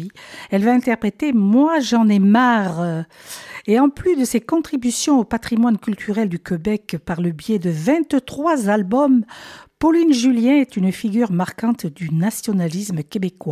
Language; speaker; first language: French; native; French